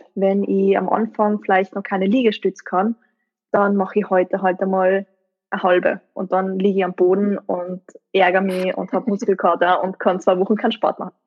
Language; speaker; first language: German; native; German